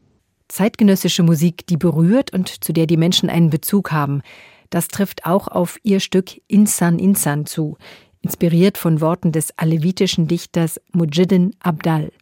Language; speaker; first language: German; native; German